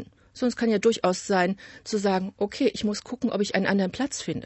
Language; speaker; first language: German; native; German